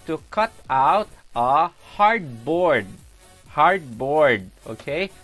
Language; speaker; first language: English; non-native, local second language; Filipino